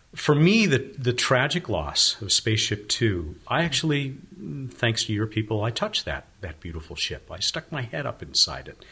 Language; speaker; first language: English; native; English